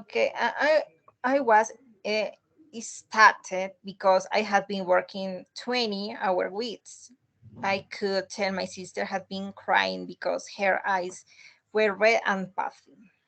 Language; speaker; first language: English; non-native, learner; Spanish